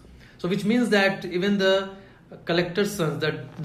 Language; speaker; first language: English; non-native, local second language; Hindi